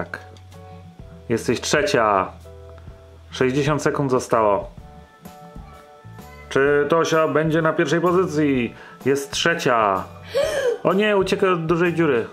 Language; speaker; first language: Polish; native; Polish